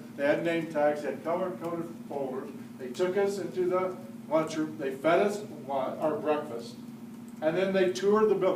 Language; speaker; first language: English; native; English